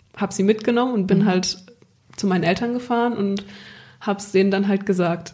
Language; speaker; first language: German; native; German